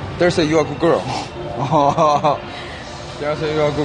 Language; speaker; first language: English; non-native, learner; Korean